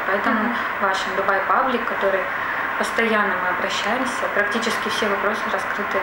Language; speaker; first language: Russian; native; Russian